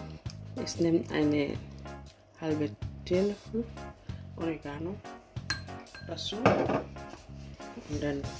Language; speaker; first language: German; non-native, learner; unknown